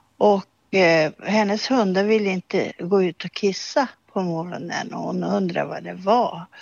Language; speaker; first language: Swedish; native; Swedish